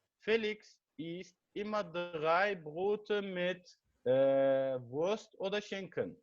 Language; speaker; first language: German; non-native, fluent; Turkish